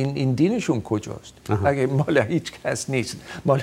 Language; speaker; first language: Persian; non-native, fluent; Dutch